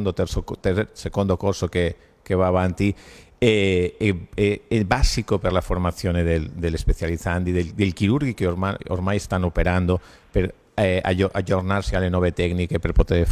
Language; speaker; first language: Italian; non-native, fluent; Spanish